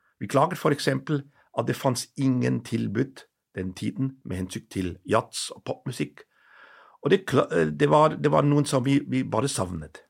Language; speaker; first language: Norwegian; non-native, fluent; German